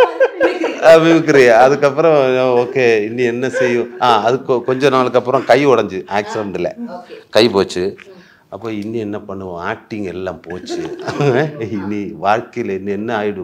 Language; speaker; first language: Tamil; non-native, learner; Malayalam